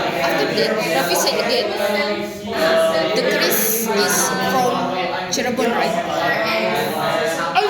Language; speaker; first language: English; non-native, learner; Indonesian